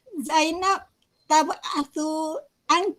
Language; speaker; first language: Arabic; non-native, learner; Malay